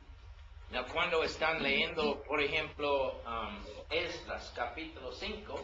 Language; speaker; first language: Spanish; non-native, learner; English